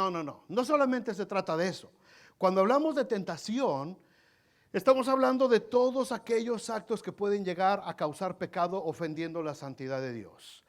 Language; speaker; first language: Spanish; native; Spanish